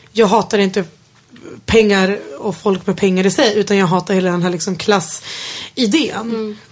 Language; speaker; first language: Swedish; early bilingual, other home language; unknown